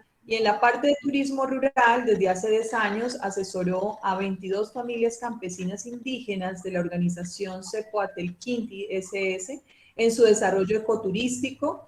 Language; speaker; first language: Spanish; native; Spanish